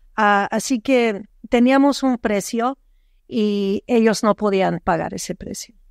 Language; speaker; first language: Spanish; early bilingual, heritage; Spanish